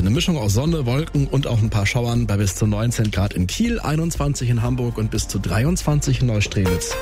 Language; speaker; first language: German; native; German